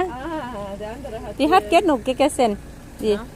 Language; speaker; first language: German; non-native, learner; Thai